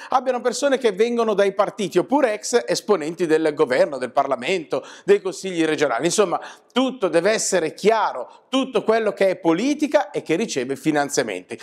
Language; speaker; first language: Italian; native; Italian